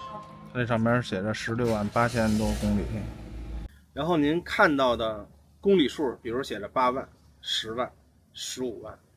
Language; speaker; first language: Chinese; native; Chinese